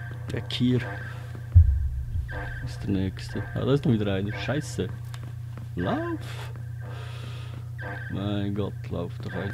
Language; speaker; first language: German; native; German